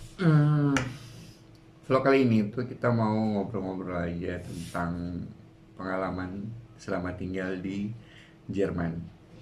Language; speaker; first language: Indonesian; native; Indonesian